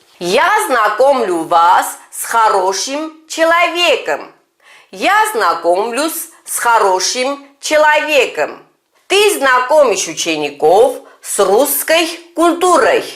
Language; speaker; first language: Russian; non-native, fluent; Turkish